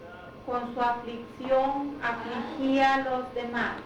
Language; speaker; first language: Spanish; non-native, learner; English